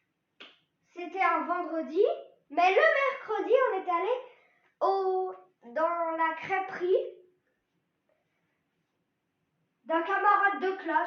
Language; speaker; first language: French; native; French